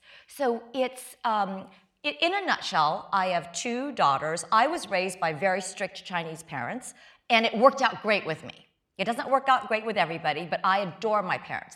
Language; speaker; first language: English; early bilingual, other home language; Chinese